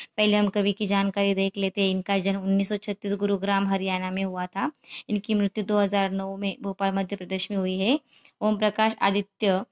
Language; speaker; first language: Hindi; non-native, local second language; Marathi